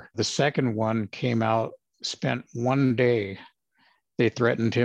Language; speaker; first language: English; native; English